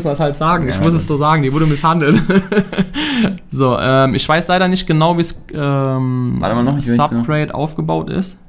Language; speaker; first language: German; native; German